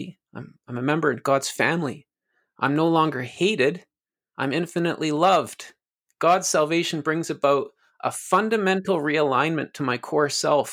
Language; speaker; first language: English; native; English